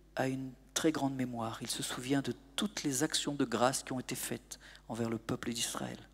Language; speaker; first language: French; native; French